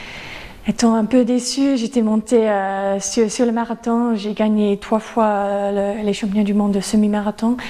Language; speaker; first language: French; non-native, fluent; English